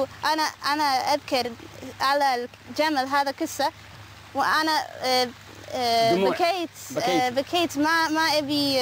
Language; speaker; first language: Arabic; non-native, learner; English